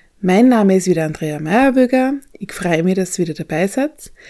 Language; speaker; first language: German; native; German